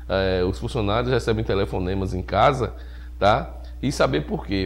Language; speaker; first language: Portuguese; native; Portuguese